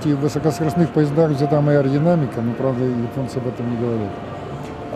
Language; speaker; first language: Russian; native; Russian